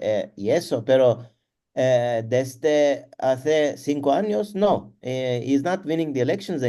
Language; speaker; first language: Spanish; non-native, learner; Turkish